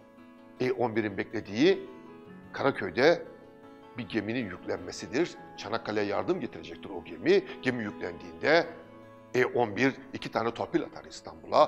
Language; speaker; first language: Turkish; native; Turkish